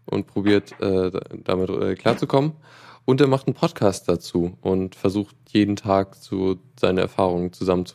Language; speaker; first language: German; native; German